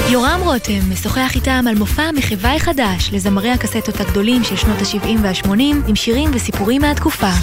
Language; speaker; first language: Hebrew; native; Hebrew